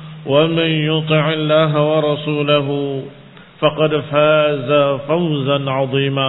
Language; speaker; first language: Arabic; non-native, fluent; Indonesian